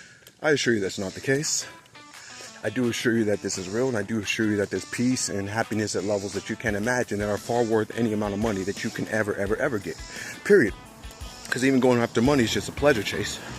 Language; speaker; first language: English; native; English